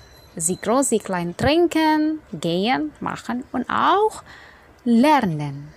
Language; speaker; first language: German; non-native, fluent; Indonesian